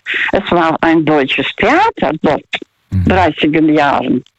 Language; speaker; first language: German; non-native, fluent; Russian